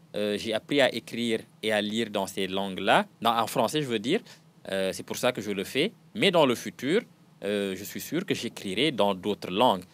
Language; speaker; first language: French; non-native, local second language; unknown